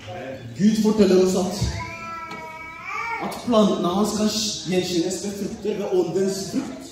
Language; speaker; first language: Norwegian; early bilingual, other home language; Oromo